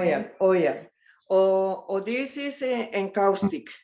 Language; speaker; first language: English; non-native, learner; Spanish